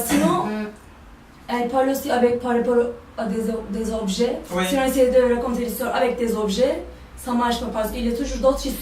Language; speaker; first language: French; non-native, learner; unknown